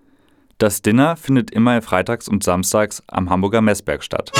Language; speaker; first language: German; native; German